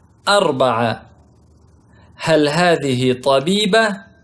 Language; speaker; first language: Arabic; non-native, fluent; Pashto